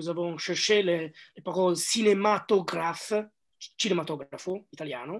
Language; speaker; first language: French; non-native, learner; Italian